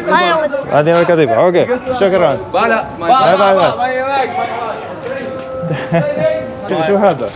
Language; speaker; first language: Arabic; non-native, learner; English